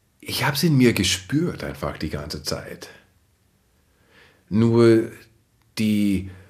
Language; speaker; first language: German; non-native, fluent; English